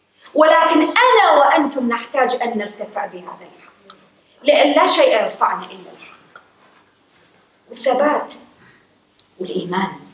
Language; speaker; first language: Arabic; native; Arabic